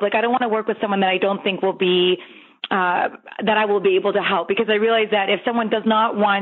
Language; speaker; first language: English; native; English